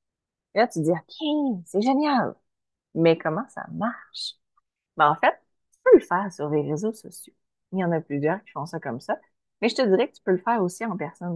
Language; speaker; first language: French; native; French